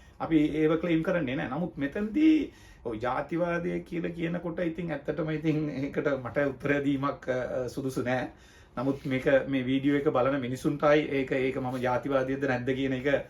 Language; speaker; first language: Sinhala; non-native, local second language; Tamil